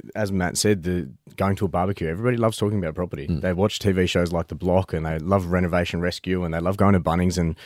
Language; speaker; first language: English; native; English